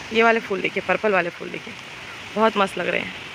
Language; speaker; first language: Hindi; non-native, local second language; Urdu